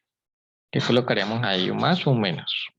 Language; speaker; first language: Spanish; native; Spanish